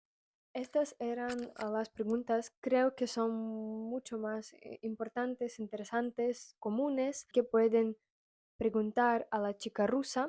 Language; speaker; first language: Spanish; non-native, fluent; Russian